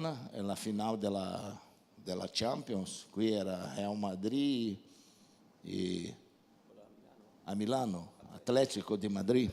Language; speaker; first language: Italian; non-native, fluent; Portuguese